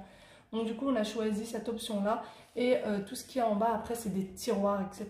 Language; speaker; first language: French; native; French